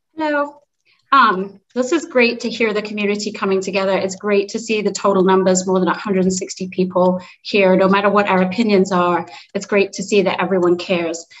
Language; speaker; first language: English; native; English